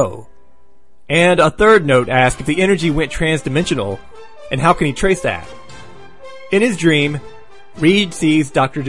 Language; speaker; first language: English; native; English